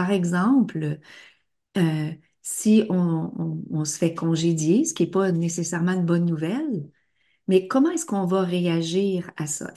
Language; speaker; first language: French; native; French